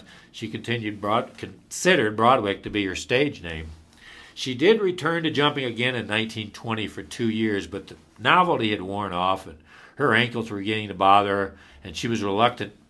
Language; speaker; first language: English; native; English